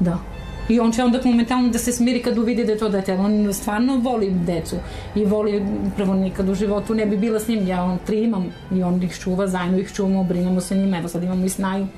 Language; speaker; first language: Serbian; native; Serbian